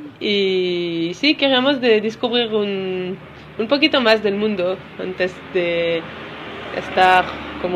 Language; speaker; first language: Spanish; non-native, learner; French